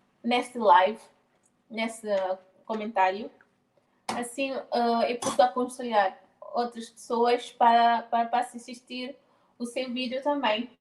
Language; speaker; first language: Portuguese; non-native, local second language; Tetum